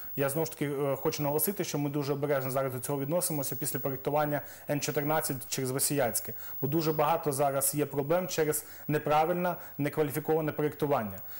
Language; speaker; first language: Ukrainian; native; Ukrainian